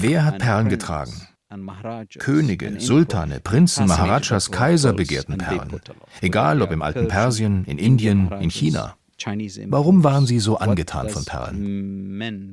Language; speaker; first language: German; native; German